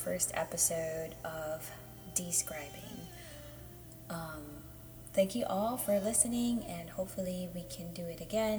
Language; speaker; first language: English; non-native, local second language; Hiligaynon